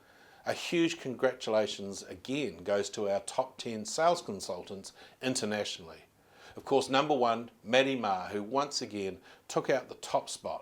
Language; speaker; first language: English; native; English